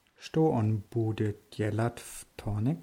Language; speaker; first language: Russian; non-native, learner; German